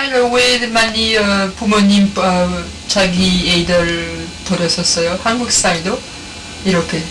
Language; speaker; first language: Korean; non-native, learner; French